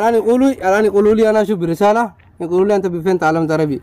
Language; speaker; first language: Arabic; non-native, learner; Oromo